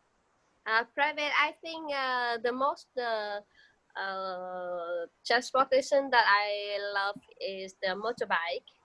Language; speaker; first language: English; non-native, learner; Vietnamese